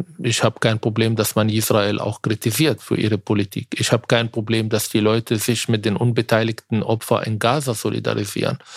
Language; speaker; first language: German; non-native, fluent; Arabic